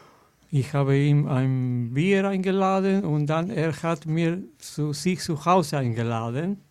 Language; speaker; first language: German; non-native, fluent; Spanish